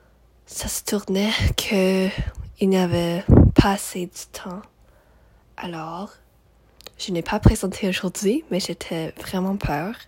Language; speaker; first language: French; non-native, local second language; English